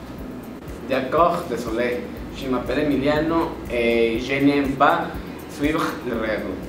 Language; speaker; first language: French; non-native, learner; Spanish